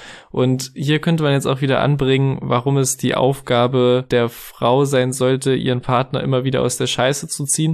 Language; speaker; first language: German; native; German